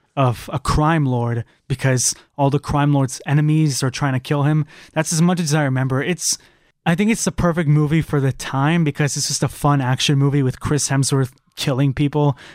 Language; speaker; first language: English; native; English